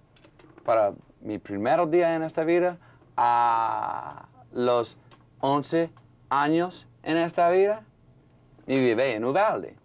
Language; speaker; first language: Spanish; non-native, local second language; English